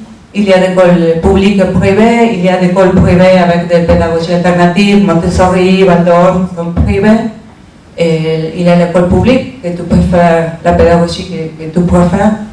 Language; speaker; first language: French; non-native, learner; Spanish